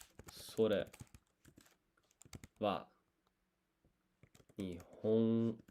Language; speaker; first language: Japanese; non-native, learner; English